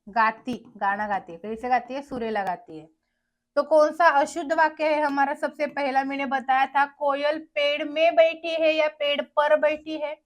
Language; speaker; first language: Hindi; non-native, local second language; Marathi